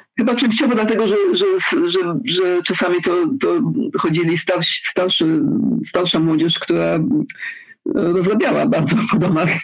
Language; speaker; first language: Polish; early bilingual, heritage; Polish